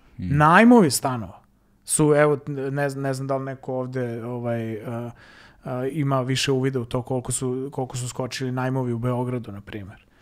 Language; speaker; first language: Serbian; native; Serbian